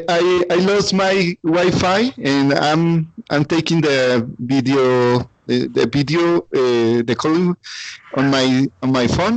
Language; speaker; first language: English; non-native, learner; Spanish